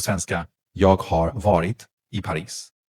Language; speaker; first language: Swedish; non-native, fluent; English